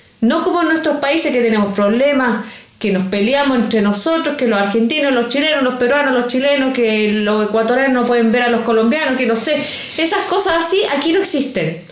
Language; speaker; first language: Spanish; native; Spanish